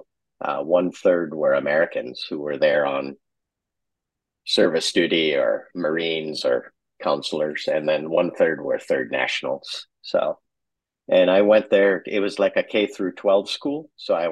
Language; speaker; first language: English; non-native, local second language; Urdu